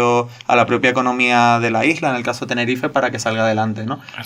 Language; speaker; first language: Spanish; native; Spanish